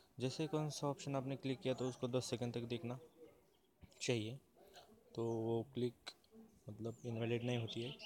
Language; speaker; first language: Hindi; non-native, local second language; Marathi